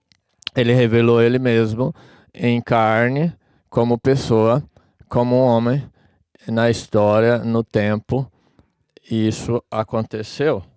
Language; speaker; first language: Portuguese; non-native, fluent; English